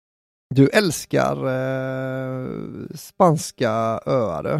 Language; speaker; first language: Swedish; native; Swedish